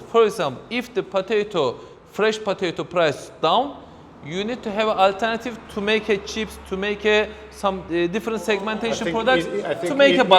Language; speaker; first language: English; non-native, fluent; Turkish